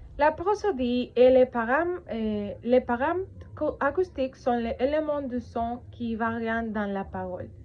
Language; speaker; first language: French; non-native, learner; Spanish